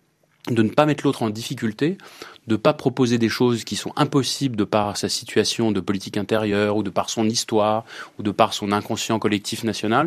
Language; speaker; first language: French; native; French